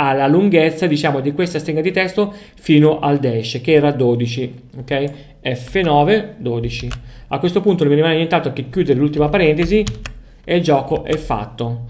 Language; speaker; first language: Italian; native; Italian